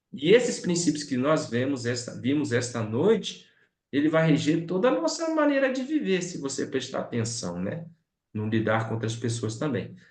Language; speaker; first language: Portuguese; native; Portuguese